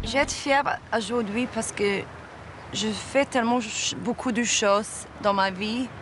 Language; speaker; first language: French; non-native, fluent; Swedish